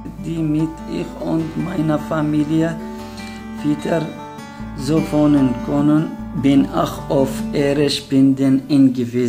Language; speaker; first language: German; non-native, learner; Arabic